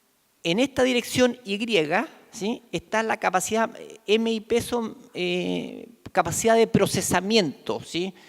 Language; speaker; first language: Spanish; native; Spanish